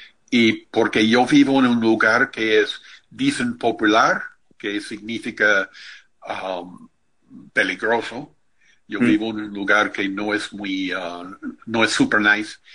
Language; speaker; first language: Spanish; non-native, fluent; English